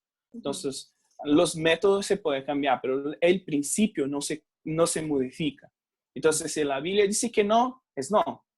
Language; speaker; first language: Spanish; non-native, fluent; Portuguese